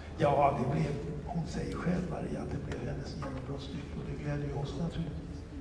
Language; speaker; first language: Swedish; native; Swedish